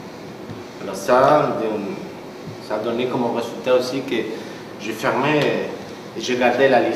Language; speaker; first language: French; non-native, fluent; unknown